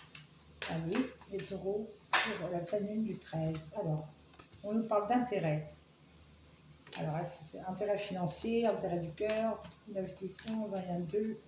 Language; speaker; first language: French; native; French